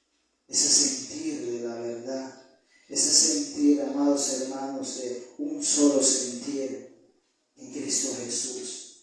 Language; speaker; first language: Spanish; native; Spanish